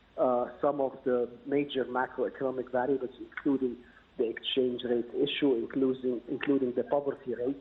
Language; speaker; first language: English; non-native, fluent; Arabic